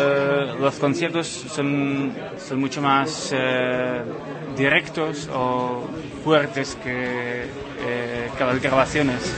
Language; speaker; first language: Spanish; non-native, fluent; Czech